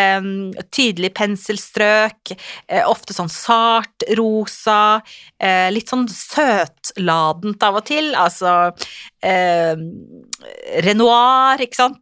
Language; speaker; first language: Norwegian; native; Norwegian